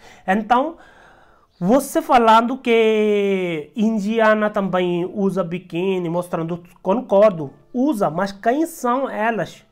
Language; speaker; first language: Portuguese; non-native, learner; Hindi